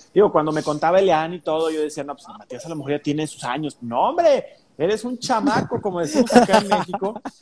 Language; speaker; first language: Spanish; native; Spanish